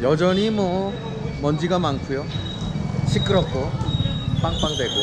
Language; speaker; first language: Korean; native; Korean